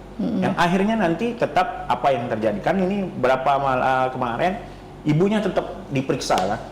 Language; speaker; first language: Indonesian; native; Indonesian